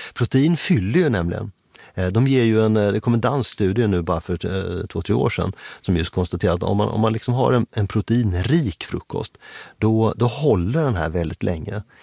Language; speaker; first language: Swedish; native; Swedish